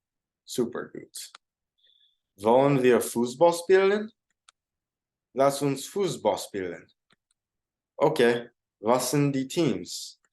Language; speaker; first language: German; non-native, learner; English